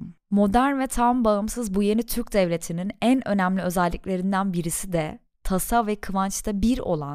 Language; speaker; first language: Turkish; native; Turkish